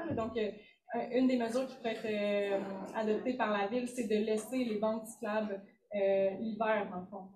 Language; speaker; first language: French; native; French